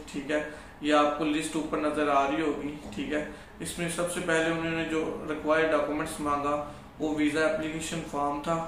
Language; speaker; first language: Urdu; non-native, local second language; Punjabi